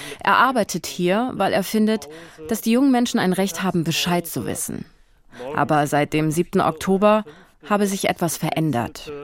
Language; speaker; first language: German; native; German